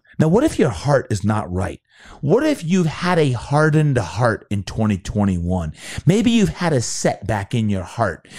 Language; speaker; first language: English; native; English